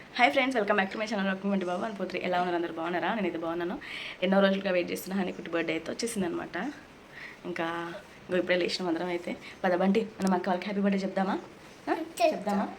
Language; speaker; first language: Telugu; native; Telugu